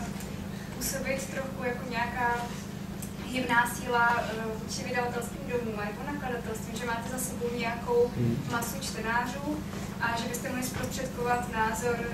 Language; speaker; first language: Czech; native; Czech